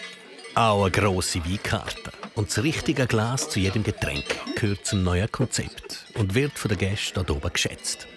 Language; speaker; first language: German; native; German